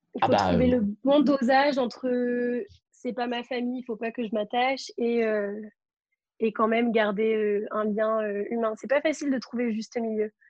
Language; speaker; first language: French; native; French